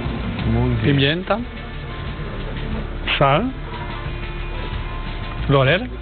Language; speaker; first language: Spanish; non-native, learner; French